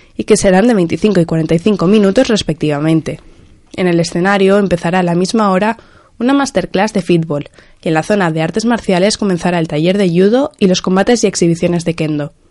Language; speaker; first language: Spanish; non-native, local second language; Catalan